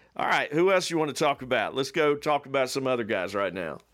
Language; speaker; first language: English; native; English